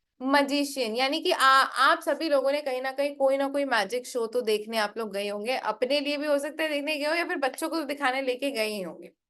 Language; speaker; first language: Hindi; non-native, local second language; Bangla